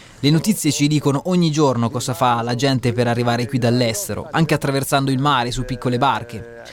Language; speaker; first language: Italian; non-native, learner; Arabic